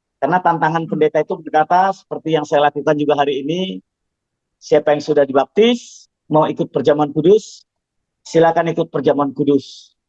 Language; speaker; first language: Indonesian; non-native, local second language; Javanese